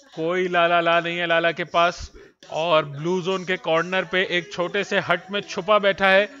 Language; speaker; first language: Urdu; native; Urdu